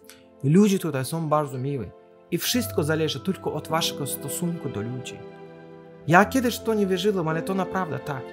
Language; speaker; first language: Polish; non-native, fluent; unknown